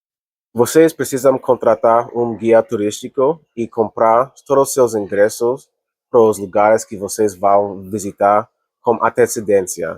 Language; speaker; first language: Portuguese; non-native, learner; English